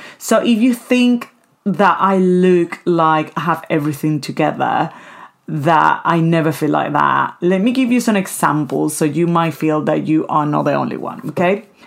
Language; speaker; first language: English; non-native, fluent; Spanish